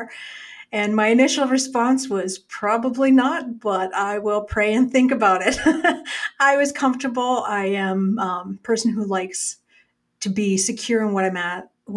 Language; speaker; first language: English; native; English